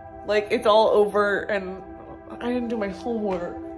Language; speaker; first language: English; native; English